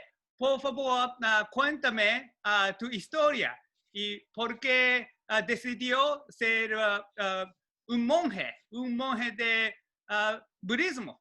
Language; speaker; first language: Spanish; non-native, learner; Japanese